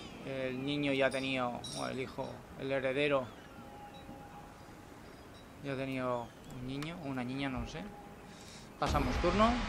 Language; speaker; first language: Spanish; native; Spanish